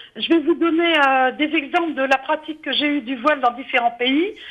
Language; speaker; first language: French; native; French